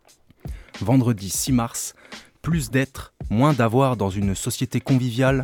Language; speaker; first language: French; native; French